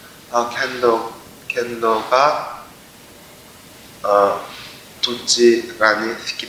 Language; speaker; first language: Japanese; non-native, learner; Korean